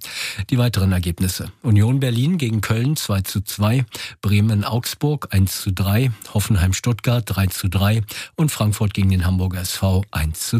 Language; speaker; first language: German; native; German